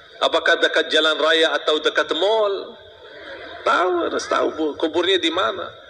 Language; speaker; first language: Malay; non-native, fluent; Arabic